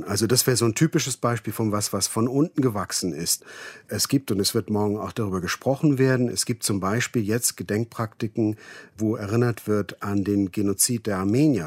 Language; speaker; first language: German; native; German